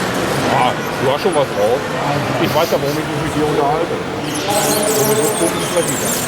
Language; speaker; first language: German; native; German